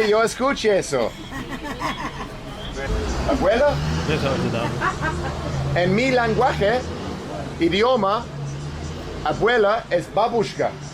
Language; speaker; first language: Spanish; non-native, learner; English